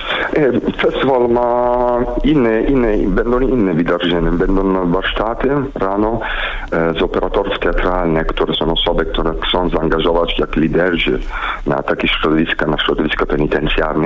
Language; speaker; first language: Polish; non-native, learner; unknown